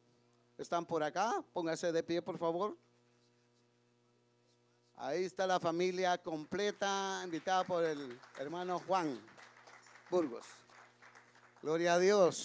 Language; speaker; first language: Spanish; native; Spanish